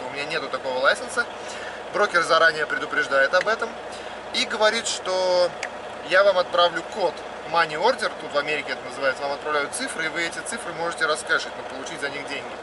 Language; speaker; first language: Russian; native; Russian